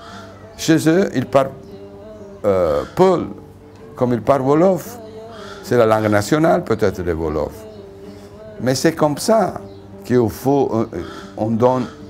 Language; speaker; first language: French; non-native, fluent; Italian